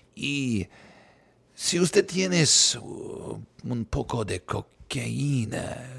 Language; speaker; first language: Spanish; non-native, learner; English